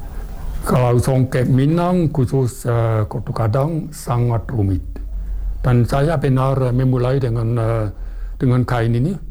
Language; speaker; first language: Indonesian; non-native, fluent; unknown